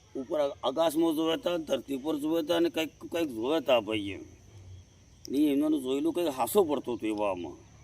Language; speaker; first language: Gujarati; native; Gujarati